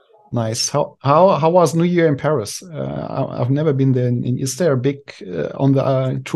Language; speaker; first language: English; non-native, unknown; German